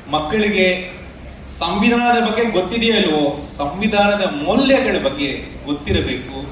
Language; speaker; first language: Kannada; non-native, local second language; Tamil